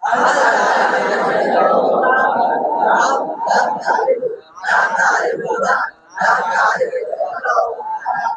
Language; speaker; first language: Arabic; non-native, learner; Bangla